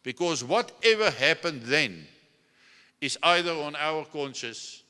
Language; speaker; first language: English; non-native, local second language; Afrikaans